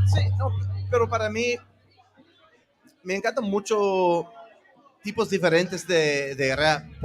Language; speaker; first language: Spanish; early bilingual, heritage; English